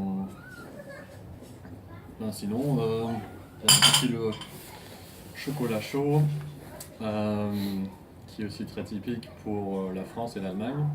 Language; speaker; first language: French; non-native, fluent; German